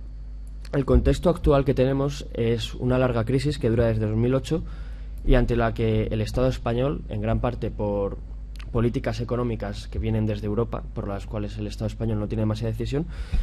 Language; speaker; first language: Spanish; native; Spanish